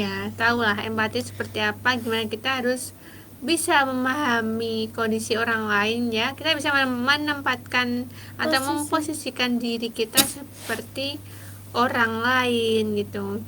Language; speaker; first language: Indonesian; native; Indonesian